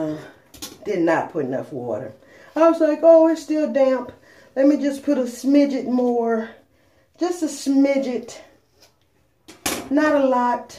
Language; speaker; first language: English; native; English